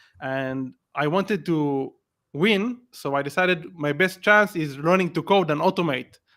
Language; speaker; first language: English; non-native, fluent; Hebrew